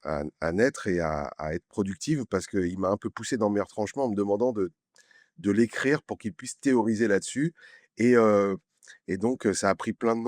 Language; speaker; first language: French; native; French